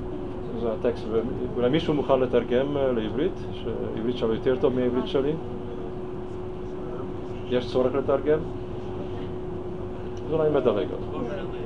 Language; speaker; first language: Hebrew; non-native, fluent; Hungarian